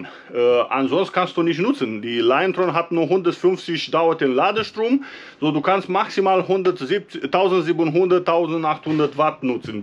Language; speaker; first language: German; non-native, learner; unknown